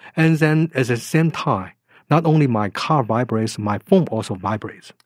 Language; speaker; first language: English; non-native, fluent; Chinese